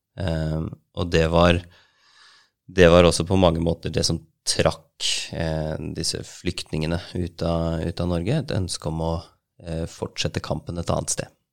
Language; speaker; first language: Norwegian; native; Norwegian